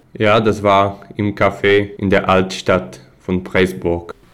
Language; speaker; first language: German; non-native, fluent; Slovak